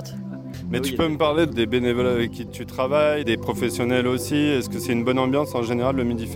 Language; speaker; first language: French; native; French